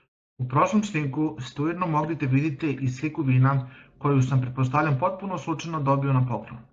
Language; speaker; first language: Bosnian; native; Bosnian